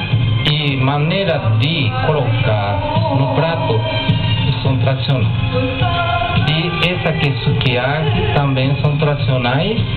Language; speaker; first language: Portuguese; non-native, fluent; Japanese